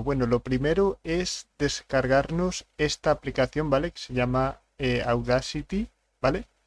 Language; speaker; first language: Spanish; native; Spanish